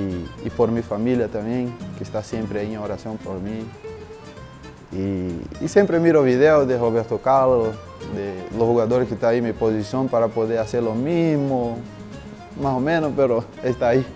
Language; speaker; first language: Spanish; non-native, learner; Portuguese